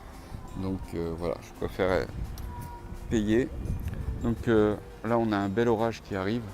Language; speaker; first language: French; native; French